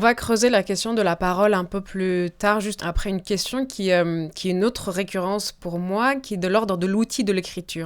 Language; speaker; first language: French; native; French